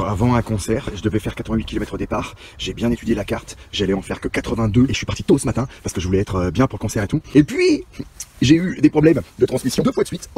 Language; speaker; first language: French; native; French